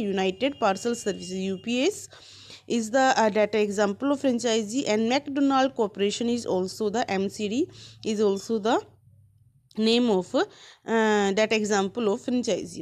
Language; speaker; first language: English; non-native, local second language; Hindi